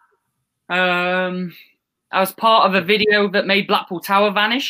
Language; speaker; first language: English; native; English